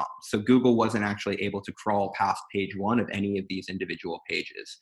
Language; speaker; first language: English; native; English